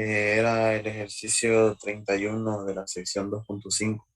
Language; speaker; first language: Spanish; native; Spanish